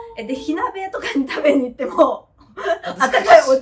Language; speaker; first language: Japanese; non-native, fluent; Chinese